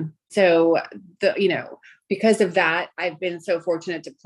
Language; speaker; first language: English; early bilingual, other home language; Greek